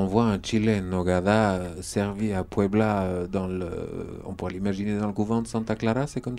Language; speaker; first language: French; native; French